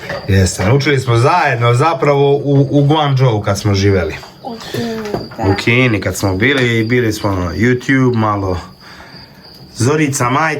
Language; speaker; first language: Croatian; native; Croatian